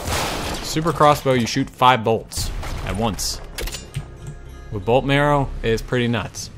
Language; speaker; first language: English; native; English